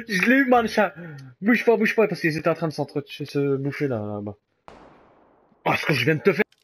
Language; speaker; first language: French; native; French